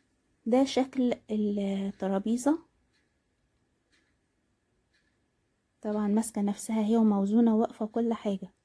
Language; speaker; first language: Arabic; native; Arabic